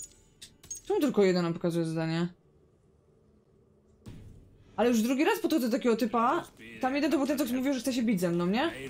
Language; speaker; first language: Polish; native; Polish